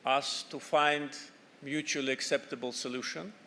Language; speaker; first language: English; non-native, fluent; Azerbaijani